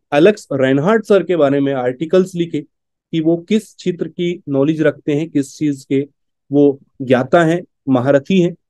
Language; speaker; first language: Hindi; native; Hindi